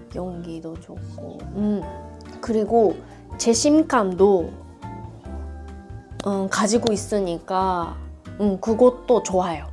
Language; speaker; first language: Korean; non-native, fluent; Japanese